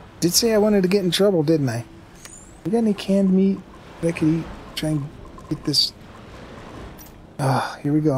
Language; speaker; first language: English; native; English